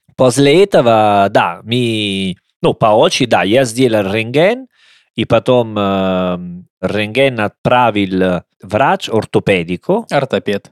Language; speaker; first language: Russian; non-native, learner; Italian